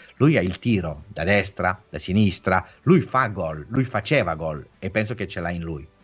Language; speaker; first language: Italian; early bilingual, heritage; English